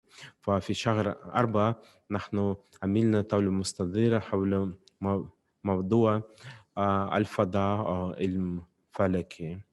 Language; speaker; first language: Arabic; non-native, fluent; Russian